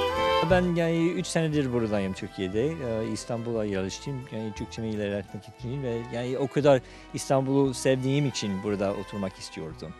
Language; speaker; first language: Turkish; non-native, fluent; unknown